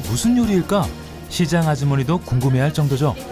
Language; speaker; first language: Korean; native; Korean